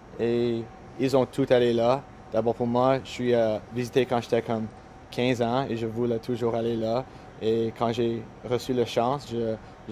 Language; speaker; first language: French; non-native, local second language; English